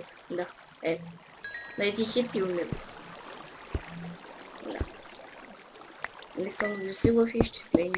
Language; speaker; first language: Bulgarian; native; Bulgarian